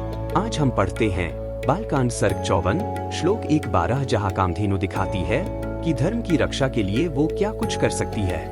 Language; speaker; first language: Hindi; native; Hindi